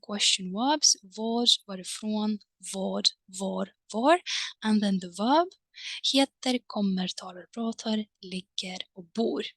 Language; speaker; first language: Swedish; non-native, fluent; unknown